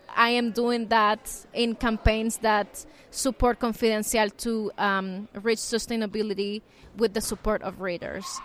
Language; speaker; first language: English; non-native, fluent; Spanish